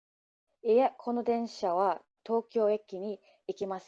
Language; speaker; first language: Japanese; non-native, learner; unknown